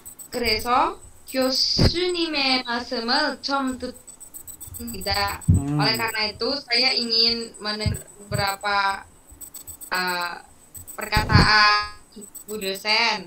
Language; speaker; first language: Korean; non-native, learner; Indonesian